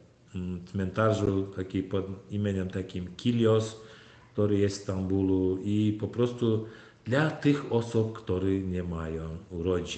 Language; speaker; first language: Polish; non-native, fluent; Turkmen